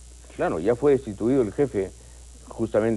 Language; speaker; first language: Spanish; native; Spanish